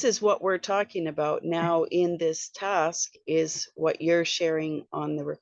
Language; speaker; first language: English; native; English